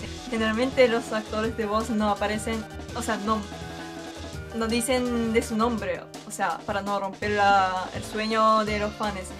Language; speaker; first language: Spanish; non-native, fluent; Japanese